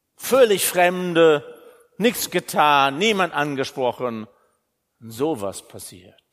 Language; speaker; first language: German; non-native, fluent; English